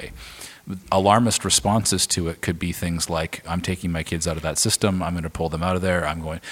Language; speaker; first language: English; native; English